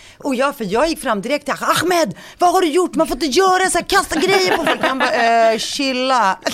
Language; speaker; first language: Swedish; early bilingual, other home language; Greek